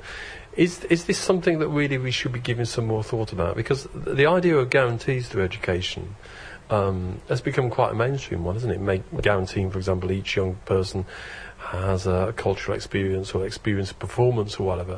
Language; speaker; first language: English; native; English